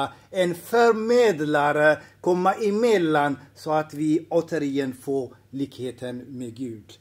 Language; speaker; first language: Swedish; non-native, fluent; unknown